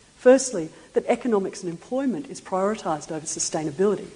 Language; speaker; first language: English; native; English